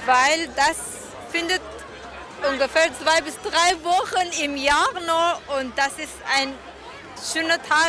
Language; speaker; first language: German; non-native, learner; Persian